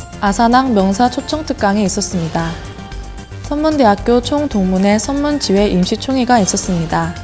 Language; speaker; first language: Korean; native; Korean